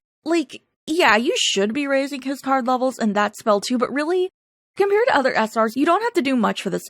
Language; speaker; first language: English; native; English